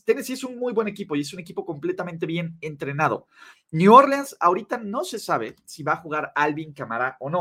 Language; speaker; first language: Spanish; native; Spanish